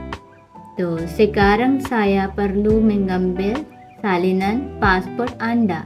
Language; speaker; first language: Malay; non-native, fluent; Urdu